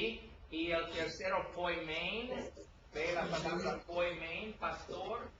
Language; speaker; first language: Spanish; non-native, learner; English